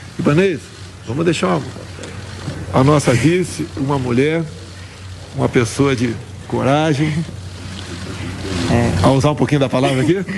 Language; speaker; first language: Portuguese; native; Portuguese